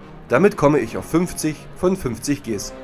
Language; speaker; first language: German; native; German